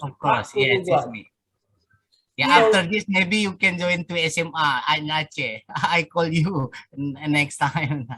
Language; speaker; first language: English; non-native, fluent; Indonesian